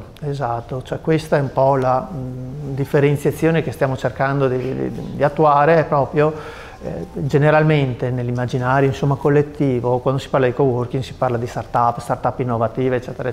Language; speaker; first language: Italian; native; Italian